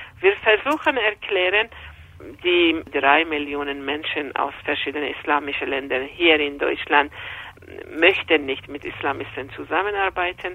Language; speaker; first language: German; non-native, fluent; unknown